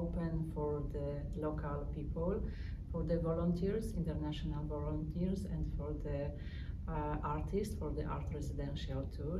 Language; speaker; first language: English; non-native, learner; Polish